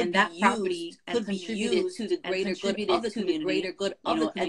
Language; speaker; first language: English; native; English